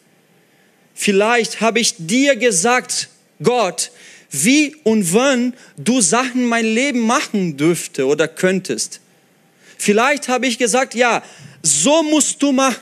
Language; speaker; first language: German; non-native, fluent; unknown